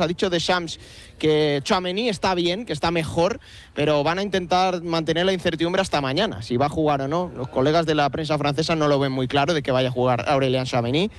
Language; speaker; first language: Spanish; native; Spanish